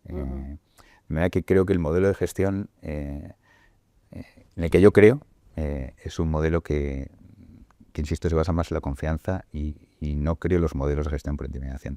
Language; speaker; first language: Spanish; native; Spanish